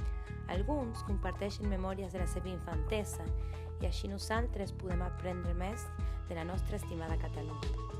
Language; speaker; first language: Catalan; non-native, learner; Spanish